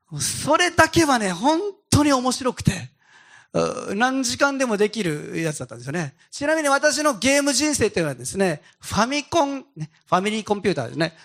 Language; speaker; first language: Japanese; native; Japanese